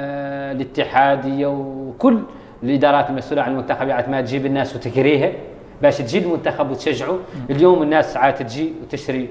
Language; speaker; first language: Arabic; native; Arabic